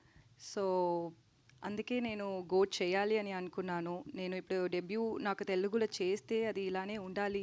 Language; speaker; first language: Telugu; non-native, learner; Tamil